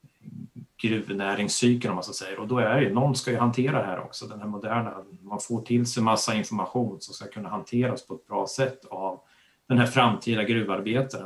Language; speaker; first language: Swedish; native; Swedish